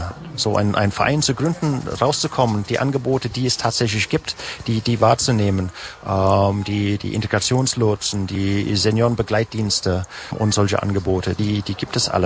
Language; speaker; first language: German; native; German